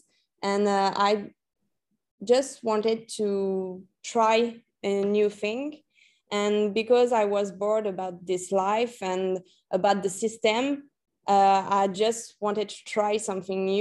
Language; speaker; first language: English; non-native, learner; French